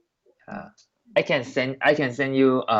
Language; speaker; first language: English; non-native, learner; Chinese